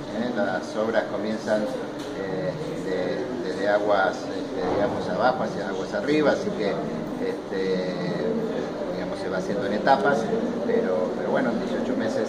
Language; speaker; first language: Spanish; native; Spanish